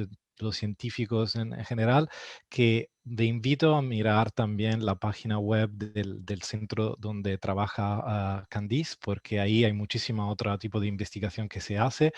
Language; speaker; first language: Spanish; non-native, fluent; Italian